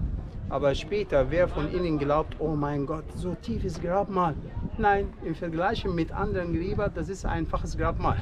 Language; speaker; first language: German; non-native, fluent; Arabic